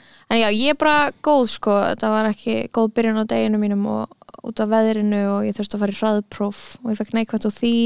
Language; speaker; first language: Icelandic; native; Icelandic